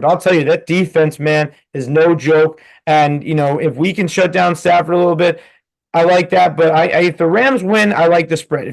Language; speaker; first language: English; native; English